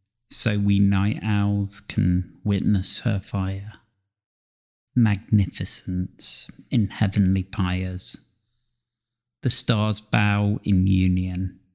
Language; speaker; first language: English; native; English